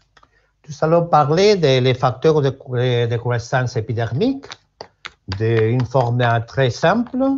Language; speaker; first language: French; non-native, learner; Spanish